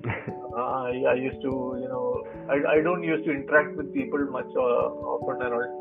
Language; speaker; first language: English; non-native, local second language; Malayalam